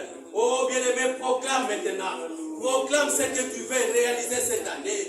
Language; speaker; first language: French; non-native, local second language; Lingala